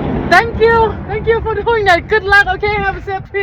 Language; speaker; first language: English; non-native, learner; Thai